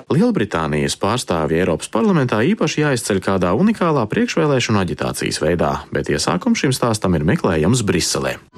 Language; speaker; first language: Latvian; early bilingual, heritage; Latvian